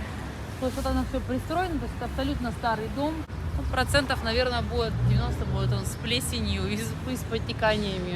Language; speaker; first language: Russian; native; Russian